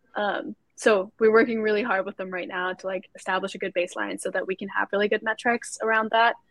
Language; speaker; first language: English; non-native, fluent; German